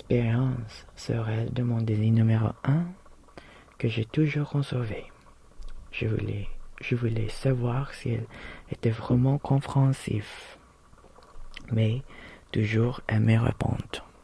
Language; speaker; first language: French; non-native, learner; Filipino